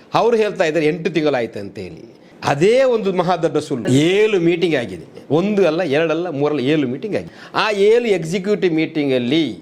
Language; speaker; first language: Kannada; non-native, local second language; Badaga